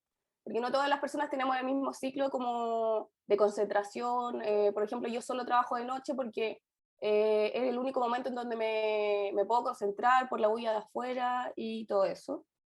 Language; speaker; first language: Spanish; native; Spanish